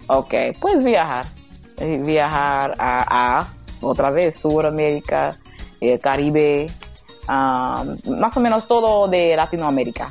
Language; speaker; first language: Spanish; non-native, learner; English